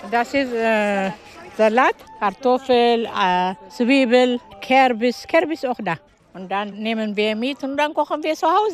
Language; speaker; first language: German; non-native, learner; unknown